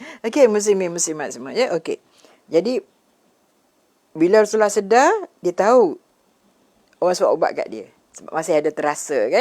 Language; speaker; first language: Malay; native; Malay